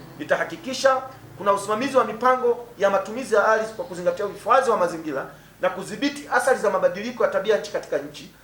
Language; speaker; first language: Swahili; native; Swahili